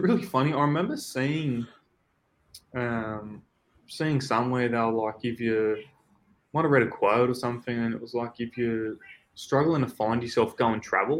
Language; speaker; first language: English; native; English